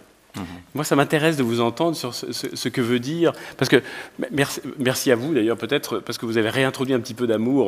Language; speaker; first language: French; native; French